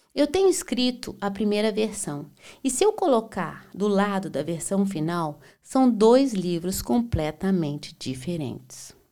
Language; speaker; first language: Portuguese; native; Portuguese